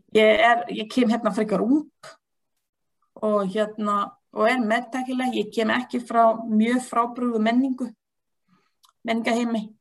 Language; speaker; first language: Icelandic; non-native, fluent; Bosnian